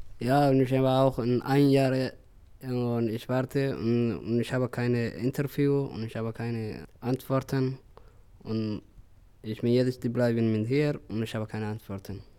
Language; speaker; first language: German; non-native, learner; Somali